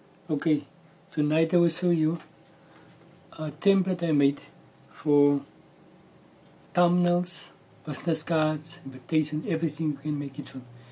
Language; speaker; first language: English; non-native, local second language; Afrikaans